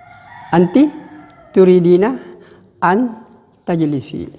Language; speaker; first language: Arabic; non-native, fluent; Indonesian